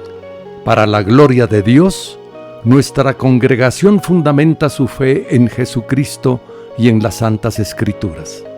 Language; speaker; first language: Spanish; native; Spanish